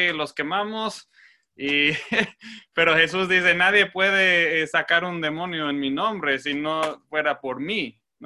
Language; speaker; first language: Spanish; non-native, fluent; English